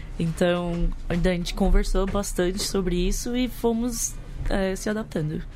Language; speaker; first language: Portuguese; non-native, fluent; English